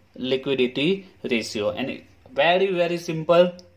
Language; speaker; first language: English; non-native, local second language; Gujarati